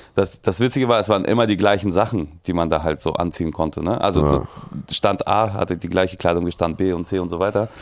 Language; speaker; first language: German; early bilingual, other home language; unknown